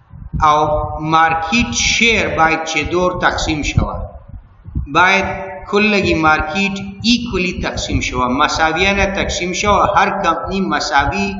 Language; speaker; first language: Persian; non-native, local second language; Pashto